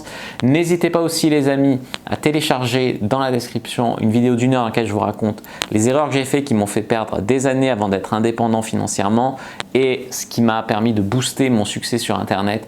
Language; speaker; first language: French; native; French